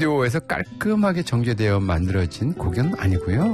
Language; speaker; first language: Korean; native; Korean